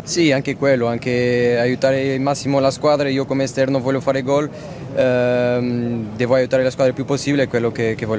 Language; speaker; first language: Italian; non-native, fluent; Portuguese